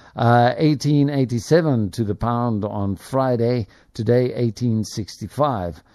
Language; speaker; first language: English; native; English